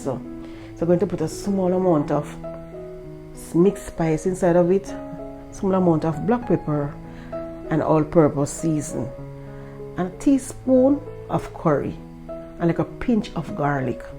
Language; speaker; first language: English; non-native, local second language; Jamaican Creole English